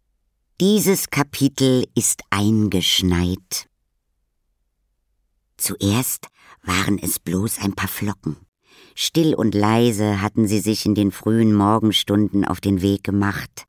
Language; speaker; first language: German; native; German